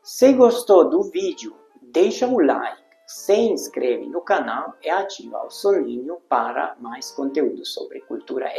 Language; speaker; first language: Portuguese; non-native, fluent; Hungarian